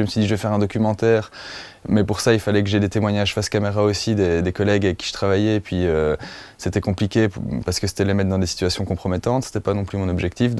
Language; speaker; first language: French; native; French